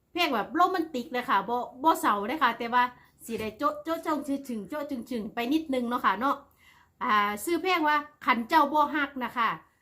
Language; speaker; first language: Thai; native; Thai